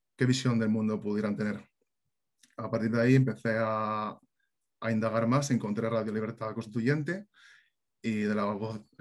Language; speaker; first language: Spanish; native; Spanish